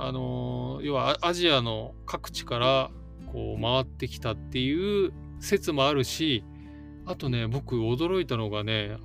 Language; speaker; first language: Japanese; native; Japanese